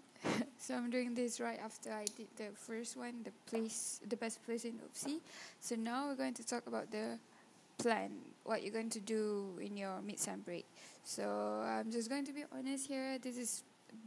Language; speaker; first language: English; non-native, local second language; Malay